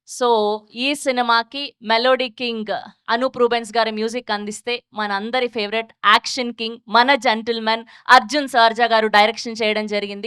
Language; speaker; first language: Telugu; native; Telugu